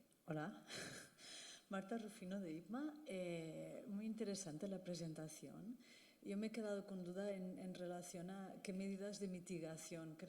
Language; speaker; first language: Spanish; non-native, fluent; Portuguese